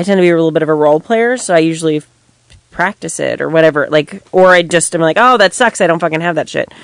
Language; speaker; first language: English; native; English